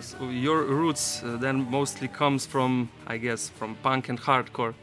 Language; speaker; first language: English; non-native, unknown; Slovenian